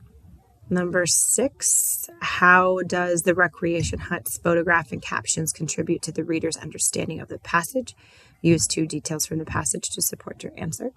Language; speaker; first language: English; native; English